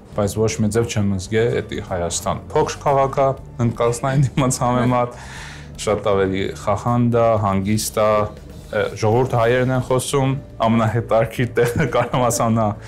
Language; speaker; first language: Armenian; early bilingual, heritage; Armenian